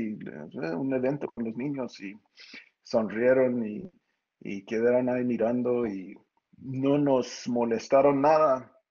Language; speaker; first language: Spanish; early bilingual, heritage; Spanish